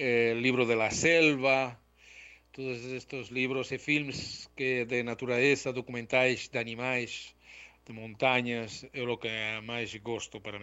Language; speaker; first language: Portuguese; non-native, learner; Spanish